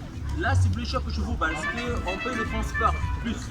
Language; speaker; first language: French; non-native, learner; Arabic